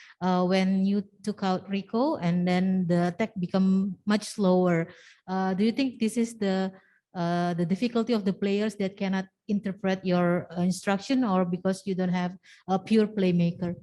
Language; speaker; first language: English; non-native, fluent; Indonesian